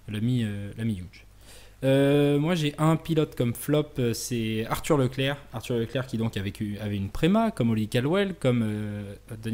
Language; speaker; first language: French; native; French